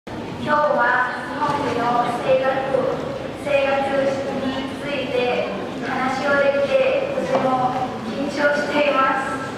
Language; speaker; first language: Japanese; non-native, learner; Lao